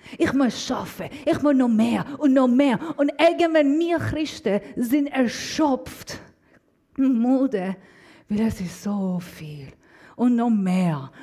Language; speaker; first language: German; non-native, fluent; Persian